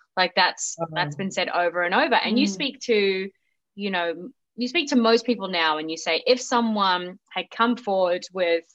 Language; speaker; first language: English; native; English